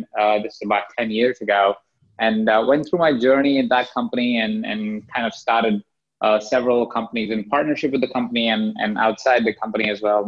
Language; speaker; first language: English; non-native, local second language; Hindi